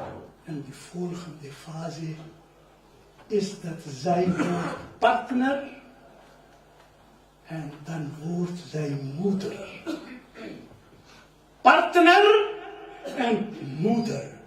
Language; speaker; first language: Dutch; non-native, learner; Urdu